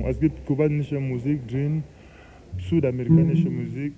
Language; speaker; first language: German; non-native, fluent; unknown